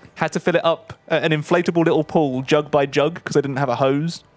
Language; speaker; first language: English; native; English